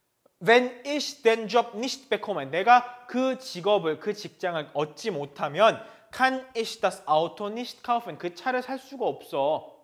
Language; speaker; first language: German; non-native, fluent; Korean